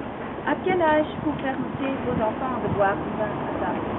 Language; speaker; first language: French; non-native, learner; Dutch